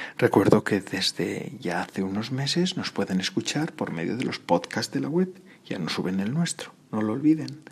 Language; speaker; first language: Spanish; native; Spanish